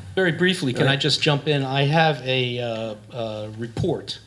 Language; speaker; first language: English; native; English